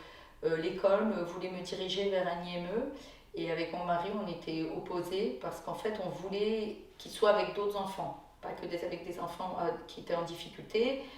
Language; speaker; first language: French; native; French